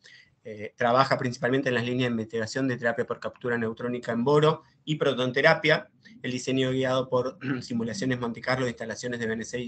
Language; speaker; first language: Spanish; native; Spanish